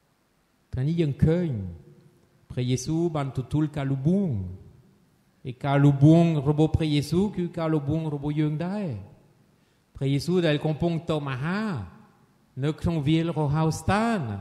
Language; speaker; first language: Khmer; non-native, fluent; French